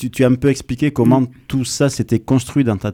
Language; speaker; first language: French; native; French